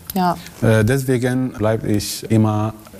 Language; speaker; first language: German; non-native, learner; Arabic